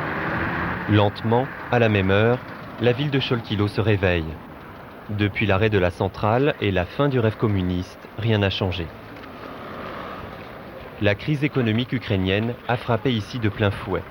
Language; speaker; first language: French; native; French